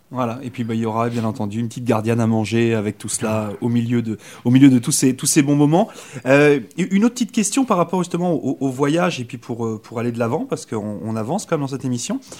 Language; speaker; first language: French; native; French